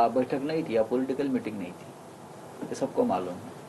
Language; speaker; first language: Hindi; non-native, local second language; Marathi